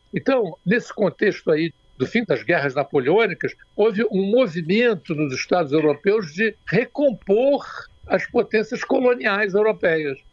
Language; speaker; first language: Portuguese; native; Portuguese